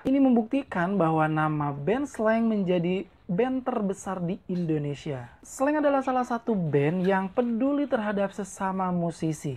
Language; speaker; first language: Indonesian; native; Indonesian